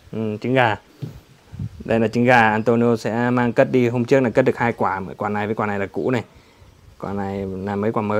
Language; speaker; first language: Vietnamese; native; Vietnamese